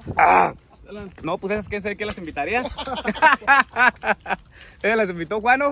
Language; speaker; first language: Spanish; native; Spanish